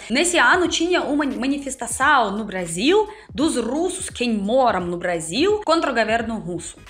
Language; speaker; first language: Portuguese; non-native, learner; Russian